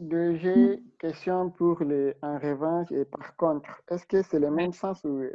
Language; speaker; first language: French; non-native, learner; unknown